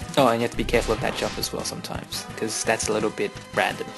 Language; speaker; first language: English; native; English